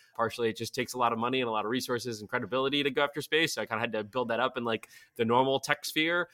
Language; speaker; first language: English; non-native, fluent; Bulgarian